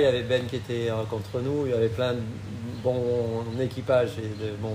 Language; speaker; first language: French; native; French